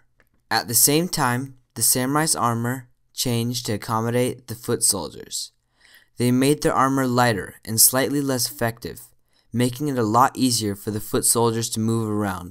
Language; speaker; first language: English; native; English